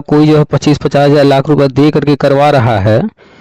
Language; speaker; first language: Hindi; native; Hindi